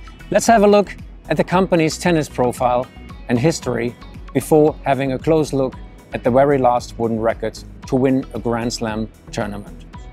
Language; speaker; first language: English; non-native, fluent; German